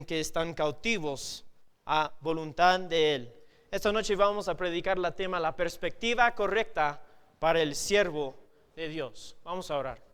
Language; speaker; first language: Spanish; non-native, fluent; English